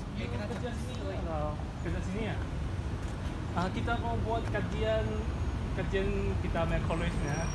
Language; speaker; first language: Indonesian; non-native, local second language; Chinese